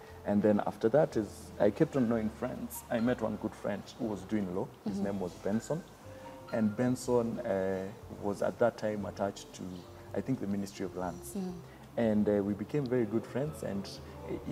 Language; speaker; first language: English; non-native, local second language; Kamba